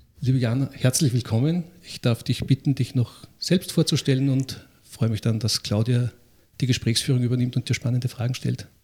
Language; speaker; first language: German; native; German